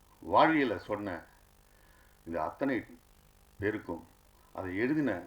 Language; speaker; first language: Tamil; native; Tamil